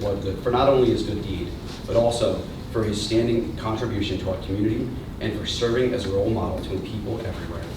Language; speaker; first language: English; native; English